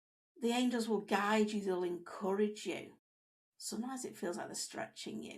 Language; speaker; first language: English; native; English